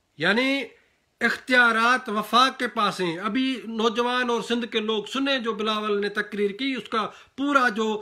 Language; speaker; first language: Urdu; non-native, local second language; Sindhi